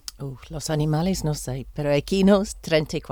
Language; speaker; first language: Spanish; non-native, learner; English